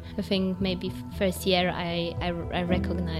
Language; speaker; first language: English; non-native, fluent; Polish